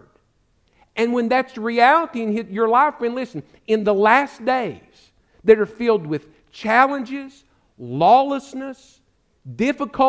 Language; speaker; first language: English; native; English